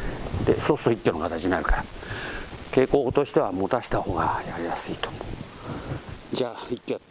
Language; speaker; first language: Japanese; native; Japanese